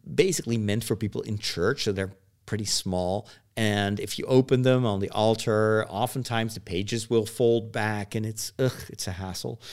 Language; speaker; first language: English; non-native, fluent; Dutch